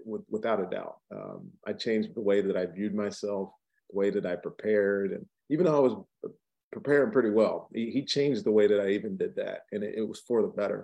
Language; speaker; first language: English; native; English